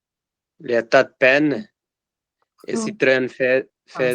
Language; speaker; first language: French; non-native, learner; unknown